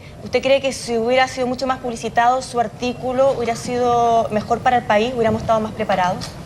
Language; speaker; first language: Spanish; native; Spanish